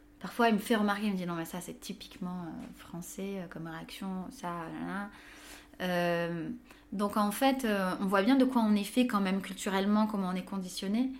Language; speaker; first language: French; native; French